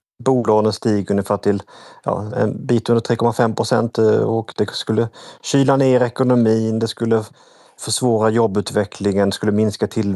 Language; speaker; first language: Swedish; native; Swedish